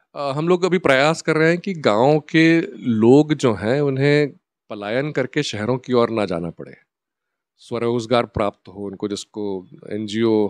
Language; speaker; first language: Hindi; native; Hindi